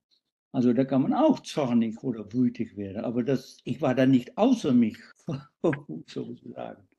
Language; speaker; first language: German; non-native, fluent; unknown